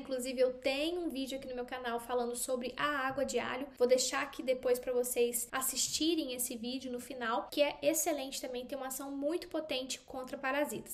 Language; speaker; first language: Portuguese; native; Portuguese